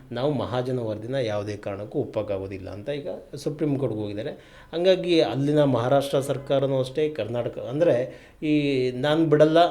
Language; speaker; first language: Kannada; native; Kannada